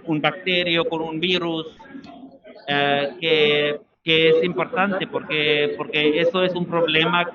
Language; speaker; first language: Spanish; non-native, fluent; German